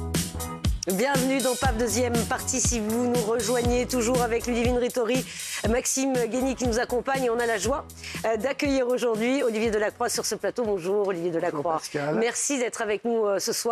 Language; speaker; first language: French; native; French